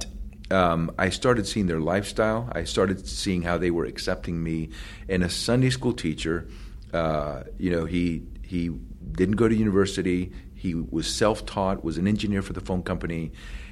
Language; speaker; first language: English; early bilingual, other home language; Spanish